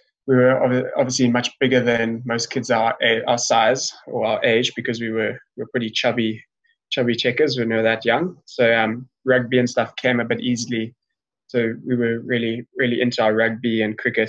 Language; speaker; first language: English; native; English